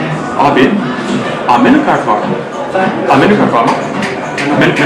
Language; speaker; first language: Turkish; non-native, learner; English